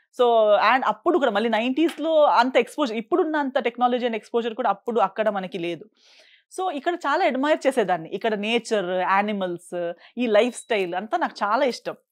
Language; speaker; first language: Telugu; non-native, fluent; Konkani